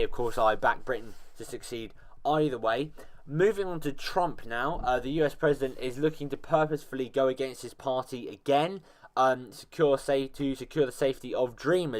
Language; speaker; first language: English; native; English